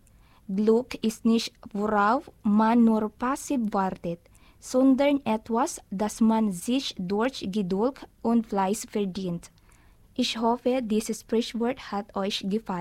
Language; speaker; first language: German; non-native, learner; Filipino